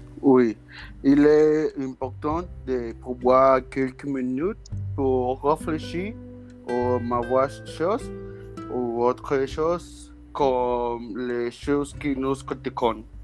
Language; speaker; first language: French; non-native, learner; Spanish